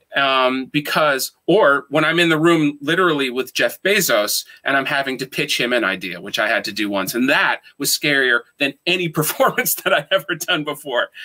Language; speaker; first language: English; native; English